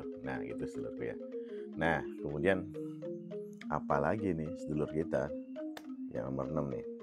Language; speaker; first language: Indonesian; native; Indonesian